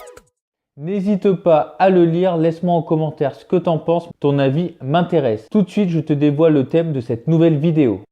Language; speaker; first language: French; native; French